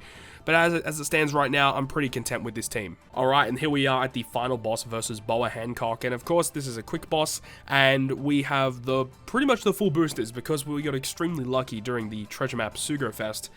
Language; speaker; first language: English; native; English